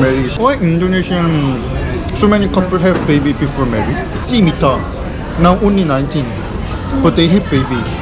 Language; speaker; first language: English; non-native, learner; Korean